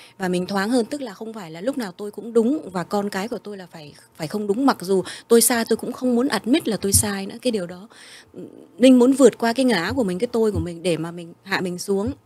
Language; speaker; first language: Vietnamese; early bilingual, heritage; Vietnamese